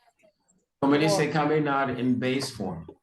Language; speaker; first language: Spanish; non-native, fluent; English